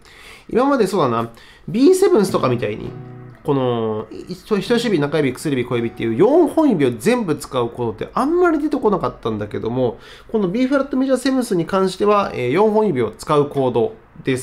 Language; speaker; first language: Japanese; native; Japanese